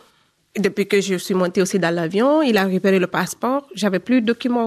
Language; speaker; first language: French; non-native, local second language; Fula